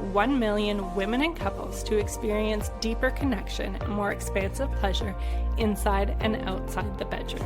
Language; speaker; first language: English; native; English